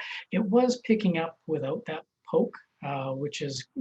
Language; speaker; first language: English; native; English